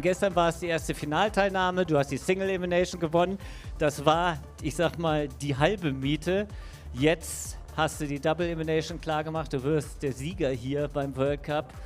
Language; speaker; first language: German; native; German